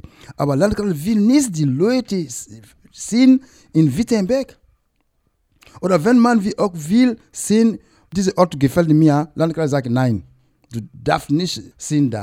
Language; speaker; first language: German; non-native, learner; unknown